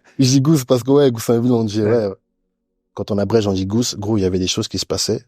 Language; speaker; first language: French; early bilingual, other home language; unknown